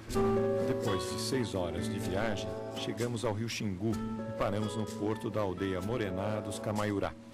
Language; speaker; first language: Portuguese; native; Portuguese